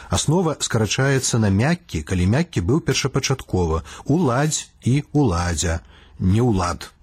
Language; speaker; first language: Belarusian; native; Belarusian